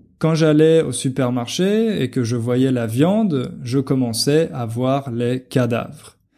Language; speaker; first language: French; native; French